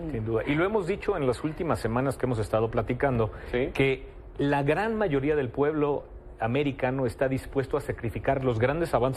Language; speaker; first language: Spanish; native; Spanish